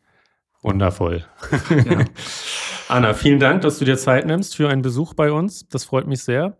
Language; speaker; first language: German; native; German